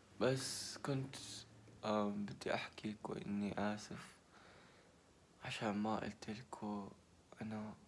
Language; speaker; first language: Arabic; early bilingual, other home language; Korean